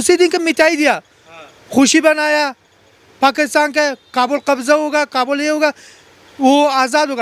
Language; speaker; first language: Hindi; non-native, learner; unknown